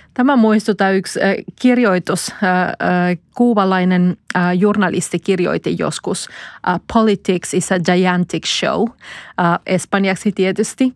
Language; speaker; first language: Finnish; non-native, fluent; Spanish